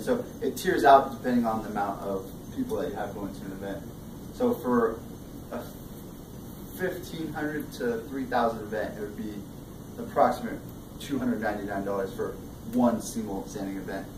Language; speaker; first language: English; native; English